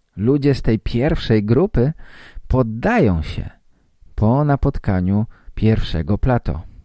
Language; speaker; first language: Polish; native; Polish